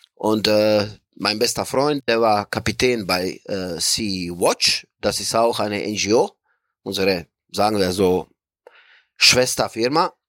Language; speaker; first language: German; non-native, fluent; Croatian